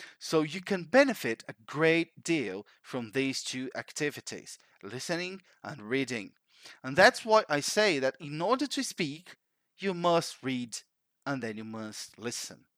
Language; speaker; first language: English; non-native, fluent; Portuguese